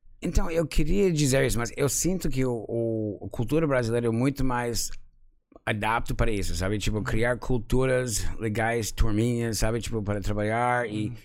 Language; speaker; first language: Portuguese; non-native, fluent; English